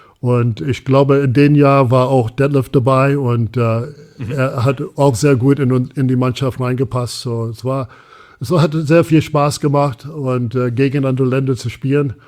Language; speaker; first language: German; non-native, fluent; English